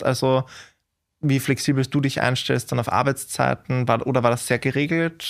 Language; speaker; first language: German; native; German